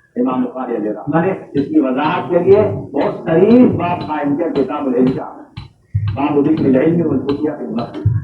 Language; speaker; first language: Urdu; native; Urdu